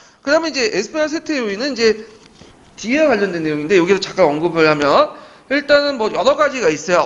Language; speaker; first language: Korean; native; Korean